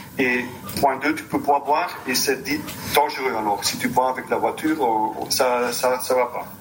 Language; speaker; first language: French; non-native, local second language; Dutch